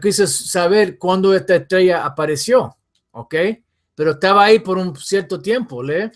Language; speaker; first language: Spanish; early bilingual, heritage; English